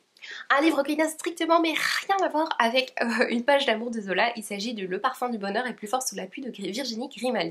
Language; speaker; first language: French; native; French